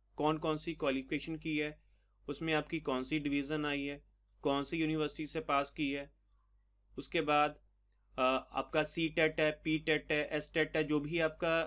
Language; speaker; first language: Hindi; non-native, local second language; Punjabi